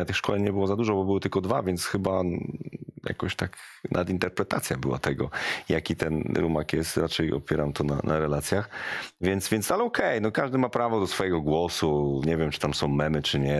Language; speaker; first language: Polish; native; Polish